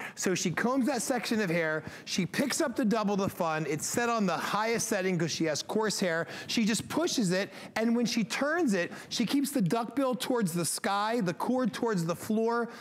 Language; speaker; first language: English; native; English